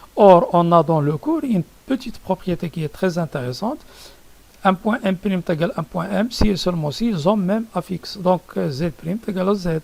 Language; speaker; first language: French; non-native, local second language; Arabic